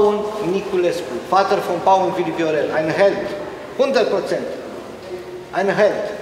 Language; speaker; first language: German; non-native, learner; Romanian